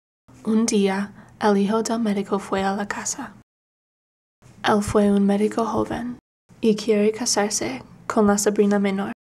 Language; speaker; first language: Spanish; non-native, learner; English